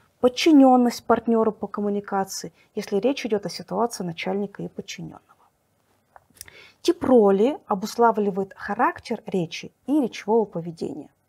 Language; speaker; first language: Russian; native; Russian